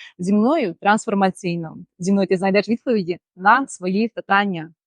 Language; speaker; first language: Ukrainian; native; Ukrainian